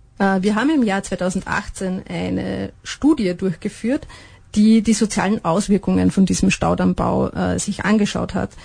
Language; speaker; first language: German; native; German